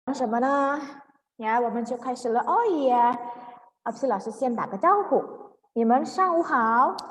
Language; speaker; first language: Chinese; non-native, fluent; Indonesian